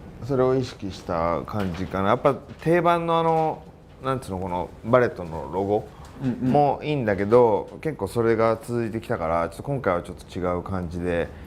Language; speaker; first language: Japanese; native; Japanese